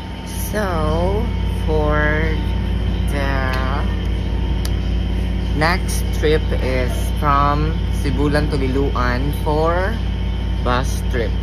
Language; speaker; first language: English; non-native, local second language; Cebuano